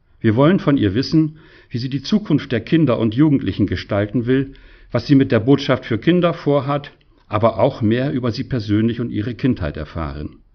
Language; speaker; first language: German; native; German